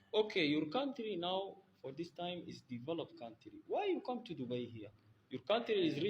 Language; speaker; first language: English; non-native, learner; Arabic